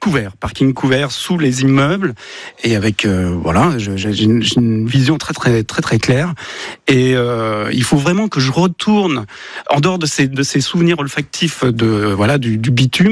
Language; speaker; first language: French; native; French